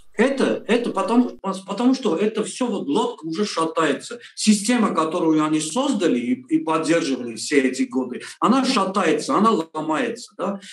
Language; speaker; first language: Russian; non-native, local second language; Armenian